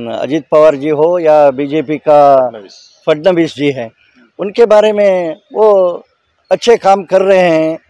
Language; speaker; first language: Hindi; non-native, local second language; Kannada